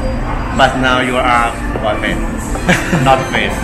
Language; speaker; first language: English; non-native, learner; Thai